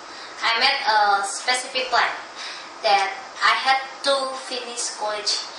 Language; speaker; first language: English; non-native, learner; Indonesian